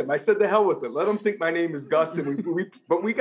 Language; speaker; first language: English; native; English